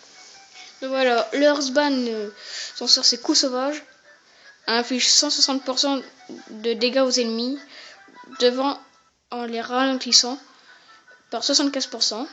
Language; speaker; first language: French; native; French